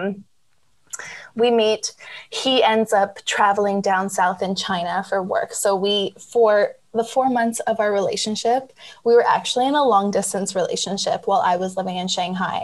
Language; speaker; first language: English; native; English